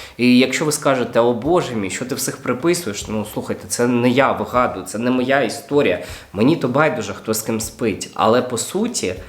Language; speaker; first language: Ukrainian; non-native, local second language; Russian